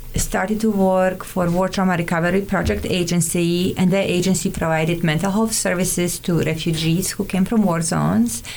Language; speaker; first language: English; non-native, fluent; Serbian